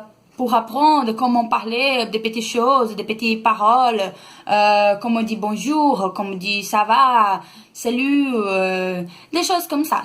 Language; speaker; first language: French; non-native, learner; Portuguese